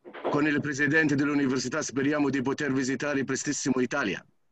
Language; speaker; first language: Italian; non-native, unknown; Arabic